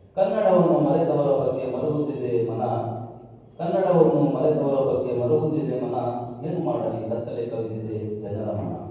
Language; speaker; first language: Kannada; native; Kannada